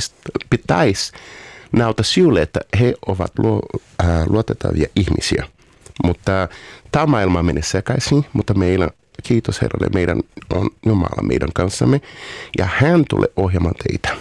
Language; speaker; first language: Finnish; non-native, fluent; Portuguese